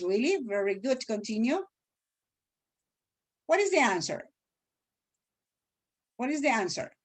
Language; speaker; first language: English; non-native, fluent; Spanish